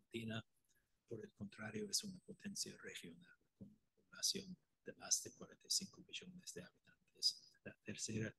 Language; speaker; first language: Spanish; non-native, fluent; Irish